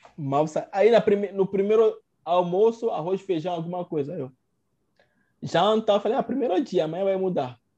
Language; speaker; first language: Portuguese; non-native, fluent; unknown